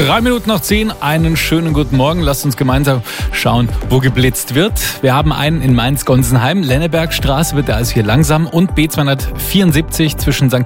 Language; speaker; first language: German; native; German